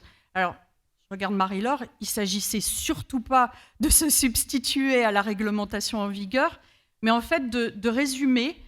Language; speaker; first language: French; native; French